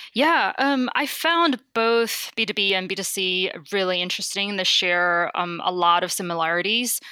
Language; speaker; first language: English; non-native, fluent; Chinese